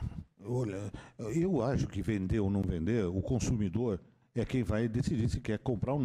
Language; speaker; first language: Portuguese; native; Portuguese